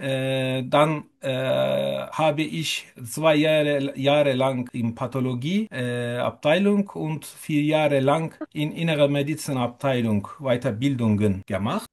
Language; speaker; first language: German; non-native, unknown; Turkish